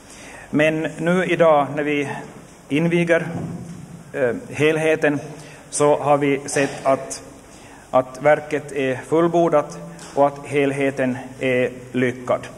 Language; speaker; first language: Swedish; native; Swedish